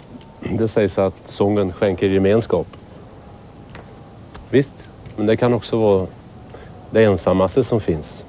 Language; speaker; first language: Swedish; native; Swedish